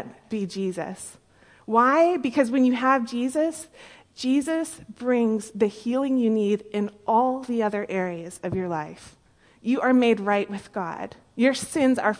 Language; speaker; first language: English; native; English